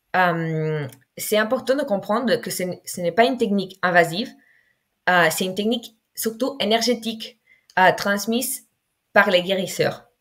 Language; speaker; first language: French; non-native, fluent; Spanish